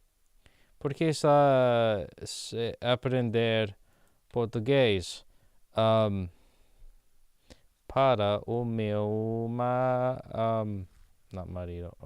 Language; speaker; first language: Portuguese; non-native, learner; English